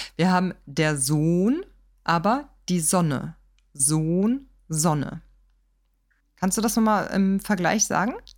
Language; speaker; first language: German; native; German